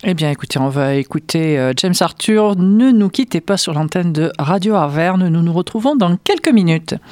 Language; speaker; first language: French; native; French